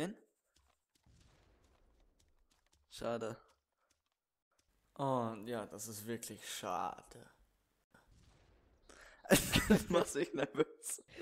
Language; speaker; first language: German; native; German